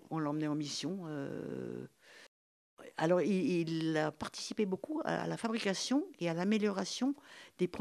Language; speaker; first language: French; native; French